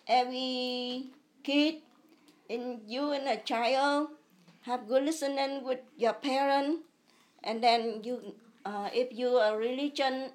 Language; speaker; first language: English; early bilingual, other home language; Vietnamese